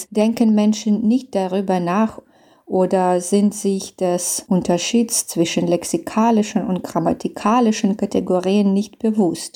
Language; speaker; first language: German; non-native, fluent; Belarusian